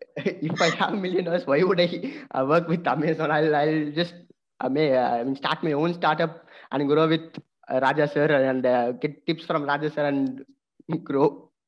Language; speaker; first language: English; non-native, local second language; Tamil